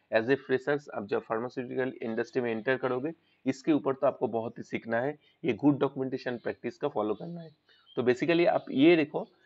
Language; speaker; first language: Hindi; non-native, local second language; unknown